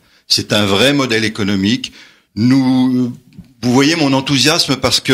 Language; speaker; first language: French; native; French